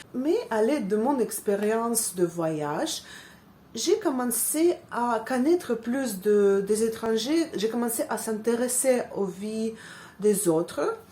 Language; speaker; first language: French; non-native, fluent; Russian